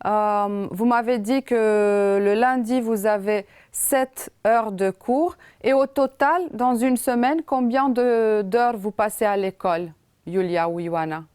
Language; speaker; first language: French; non-native, fluent; Romanian